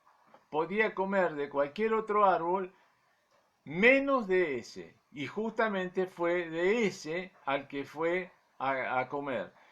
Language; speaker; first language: Spanish; native; Spanish